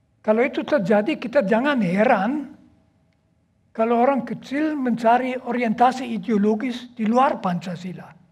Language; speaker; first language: Indonesian; non-native, fluent; German